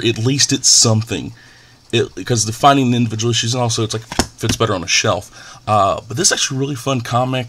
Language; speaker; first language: English; native; English